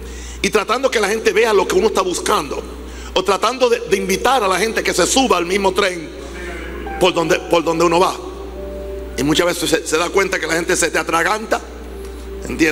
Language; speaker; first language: Spanish; native; Spanish